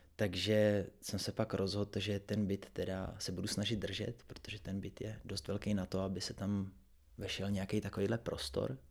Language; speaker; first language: Czech; native; Czech